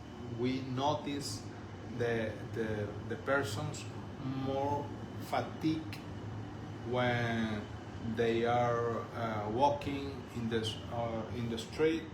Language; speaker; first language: English; non-native, learner; Spanish